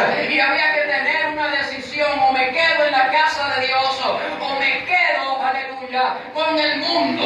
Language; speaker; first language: Spanish; native; Spanish